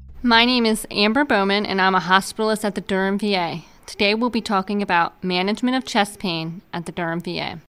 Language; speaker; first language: English; native; English